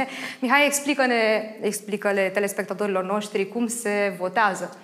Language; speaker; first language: Romanian; native; Romanian